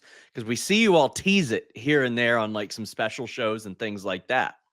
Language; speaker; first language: English; native; English